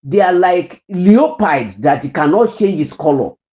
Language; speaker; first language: English; non-native, local second language; Yoruba